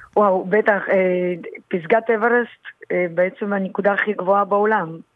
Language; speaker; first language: Hebrew; early bilingual, other home language; Russian